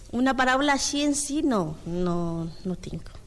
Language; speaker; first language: Catalan; non-native, learner; Spanish